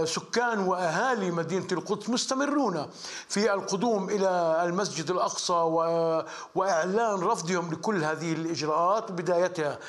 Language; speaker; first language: Arabic; native; Arabic